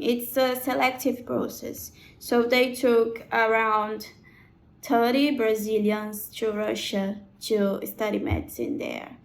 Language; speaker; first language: English; non-native, learner; Portuguese